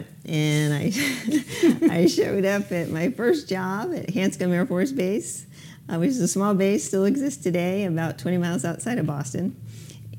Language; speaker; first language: English; native; English